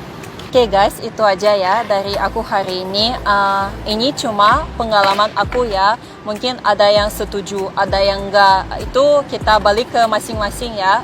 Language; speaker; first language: Indonesian; non-native, fluent; Russian